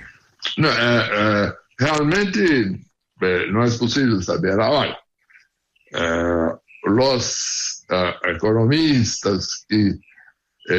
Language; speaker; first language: Spanish; non-native, learner; Portuguese